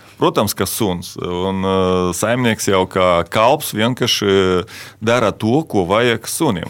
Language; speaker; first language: Latvian; non-native, local second language; Russian